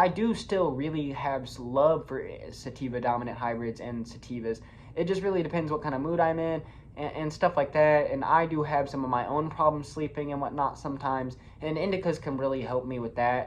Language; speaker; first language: English; native; English